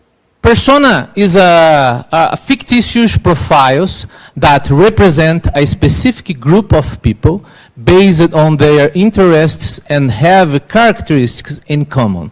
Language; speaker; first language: English; non-native, learner; Portuguese